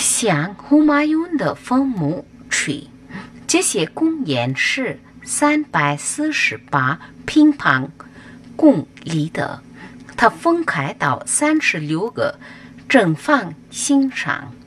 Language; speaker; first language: Chinese; non-native, learner; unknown